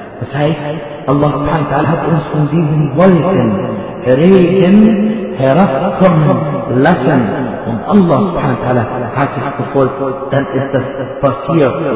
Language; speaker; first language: German; non-native, fluent; Arabic